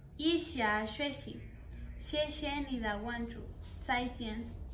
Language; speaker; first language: Chinese; non-native, learner; Spanish